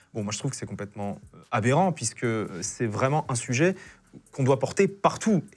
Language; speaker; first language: French; native; French